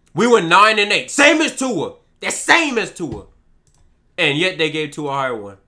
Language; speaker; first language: English; native; English